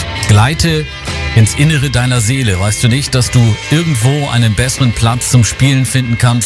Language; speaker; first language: German; native; German